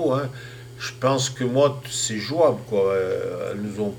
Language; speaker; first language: French; native; French